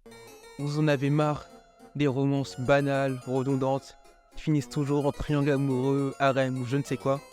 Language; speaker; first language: French; native; French